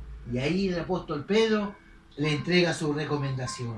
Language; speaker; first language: Spanish; native; Spanish